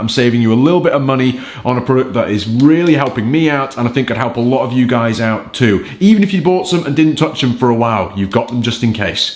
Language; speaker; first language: English; native; English